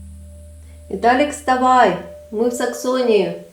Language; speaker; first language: Russian; native; Russian